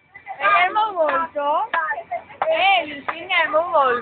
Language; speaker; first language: Catalan; non-native, local second language; Spanish